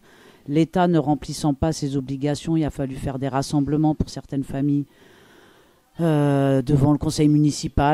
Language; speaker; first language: French; native; French